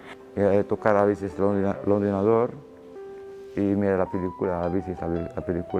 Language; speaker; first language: Spanish; non-native, learner; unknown